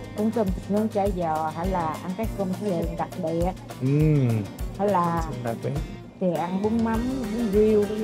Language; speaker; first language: Vietnamese; native; Vietnamese